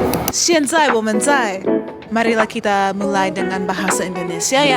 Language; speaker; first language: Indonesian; non-native, fluent; English